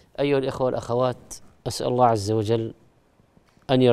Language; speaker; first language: Arabic; native; Arabic